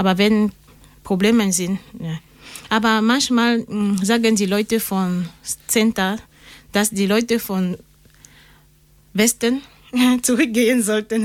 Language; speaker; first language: German; non-native, learner; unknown